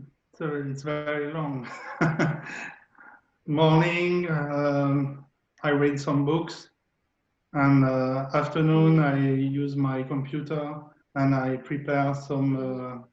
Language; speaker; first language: English; non-native, learner; French